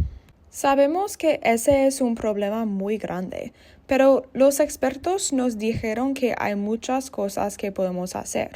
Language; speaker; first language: Spanish; non-native, learner; English